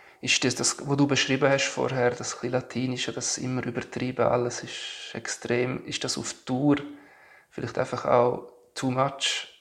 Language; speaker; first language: German; native; German